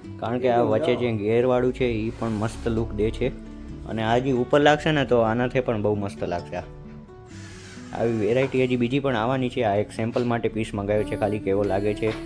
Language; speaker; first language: Gujarati; native; Gujarati